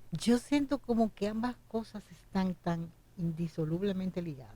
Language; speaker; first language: Spanish; native; Spanish